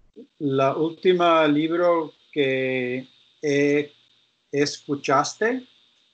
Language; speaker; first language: Spanish; non-native, learner; English